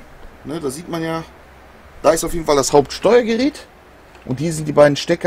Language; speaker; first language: German; native; German